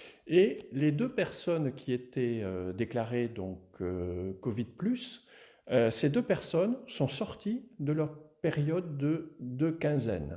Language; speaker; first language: French; native; French